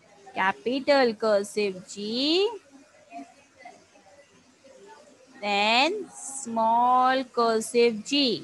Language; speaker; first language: English; non-native, local second language; Hindi